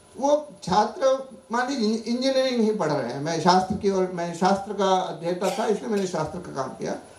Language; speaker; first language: Hindi; non-native, local second language; Marathi